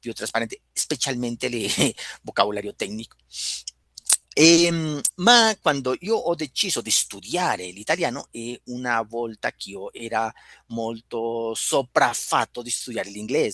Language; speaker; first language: Italian; non-native, fluent; Spanish